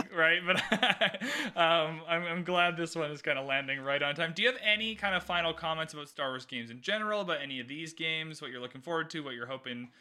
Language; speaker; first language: English; native; English